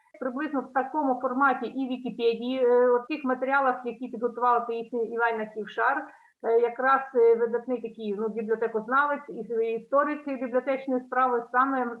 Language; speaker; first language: Ukrainian; native; Ukrainian